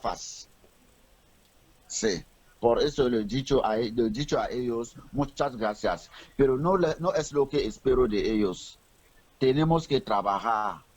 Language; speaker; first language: Spanish; non-native, learner; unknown